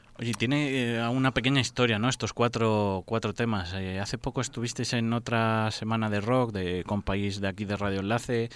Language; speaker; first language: Spanish; native; Spanish